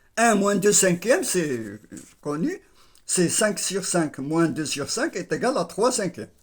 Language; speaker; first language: French; non-native, local second language; Arabic